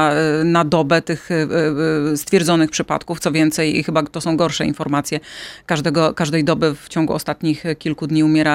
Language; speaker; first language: Polish; native; Polish